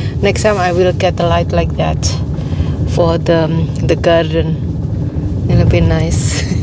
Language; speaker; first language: English; non-native, learner; Indonesian